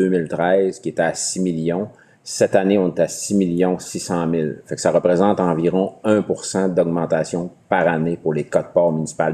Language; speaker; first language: French; native; French